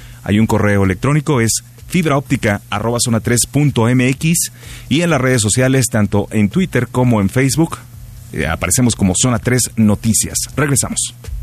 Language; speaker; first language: Spanish; native; Spanish